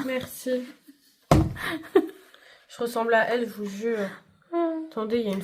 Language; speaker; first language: French; native; French